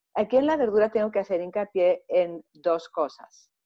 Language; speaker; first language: Spanish; non-native, fluent; Greek